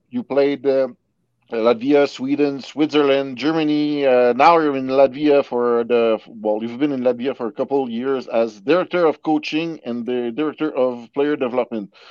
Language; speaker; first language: English; non-native, local second language; French